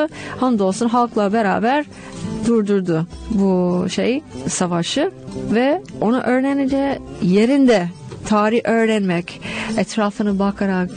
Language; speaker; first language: Turkish; non-native, fluent; English